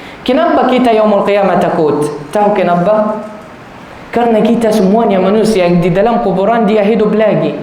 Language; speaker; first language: Indonesian; non-native, learner; Arabic